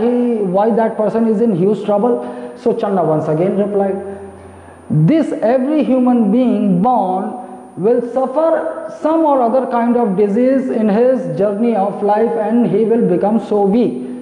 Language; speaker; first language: English; non-native, local second language; Hindi